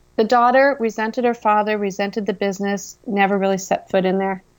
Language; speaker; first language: English; native; English